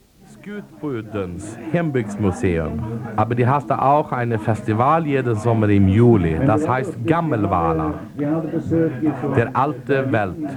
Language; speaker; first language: German; non-native, fluent; Swedish